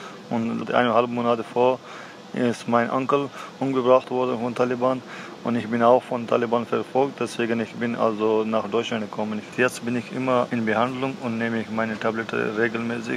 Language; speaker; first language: German; non-native, learner; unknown